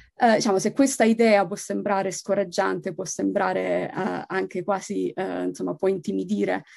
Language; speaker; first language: Italian; native; Italian